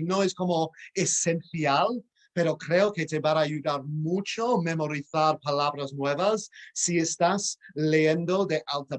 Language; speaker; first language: Spanish; non-native, fluent; English